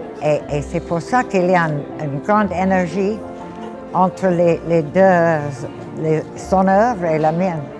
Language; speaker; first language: French; non-native, fluent; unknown